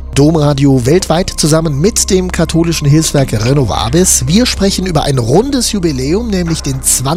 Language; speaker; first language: German; native; German